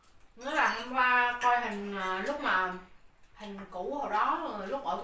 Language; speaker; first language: Vietnamese; native; Vietnamese